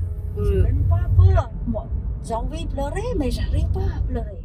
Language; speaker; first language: French; non-native, fluent; Khmer